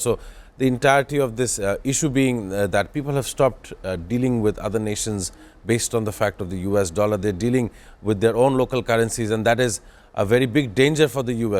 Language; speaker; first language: English; non-native, local second language; Bangla